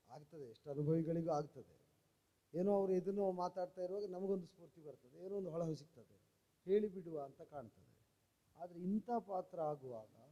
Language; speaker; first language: Kannada; native; Kannada